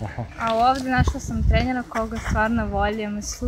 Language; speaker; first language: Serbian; non-native, learner; Belarusian